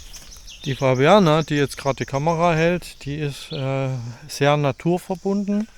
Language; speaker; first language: German; native; German